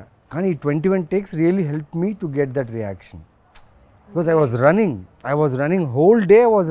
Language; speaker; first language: Telugu; native; Telugu